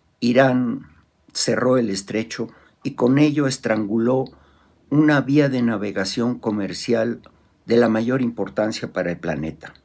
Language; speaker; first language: Spanish; native; Spanish